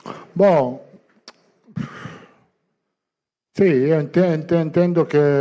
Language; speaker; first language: Portuguese; non-native, fluent; Italian